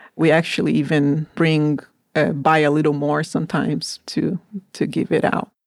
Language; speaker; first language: English; non-native, fluent; Portuguese